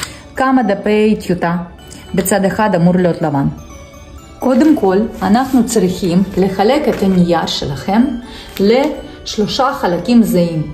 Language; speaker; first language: Hebrew; non-native, fluent; Russian